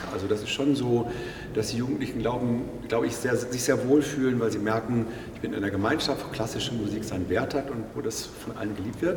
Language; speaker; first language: German; native; German